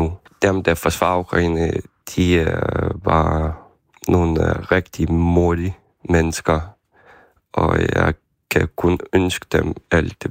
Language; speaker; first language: Danish; non-native, fluent; Ukrainian